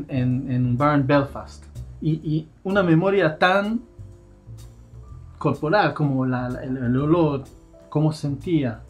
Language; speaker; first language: Spanish; non-native, fluent; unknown